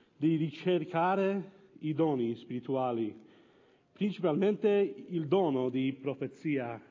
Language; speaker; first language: Italian; non-native, fluent; English